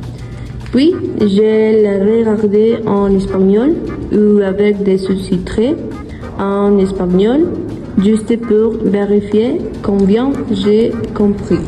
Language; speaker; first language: French; non-native, learner; Spanish